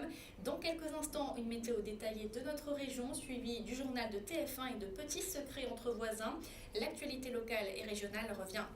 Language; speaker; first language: French; native; French